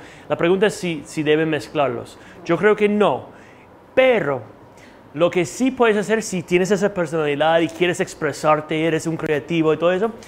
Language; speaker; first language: Spanish; non-native, fluent; English